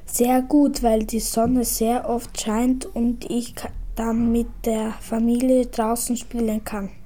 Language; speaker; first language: German; early bilingual, other home language; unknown